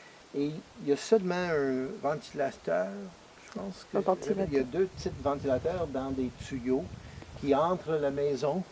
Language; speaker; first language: French; non-native, fluent; English